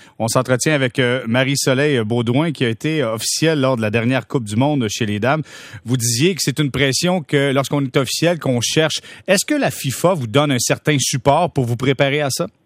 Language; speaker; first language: French; native; French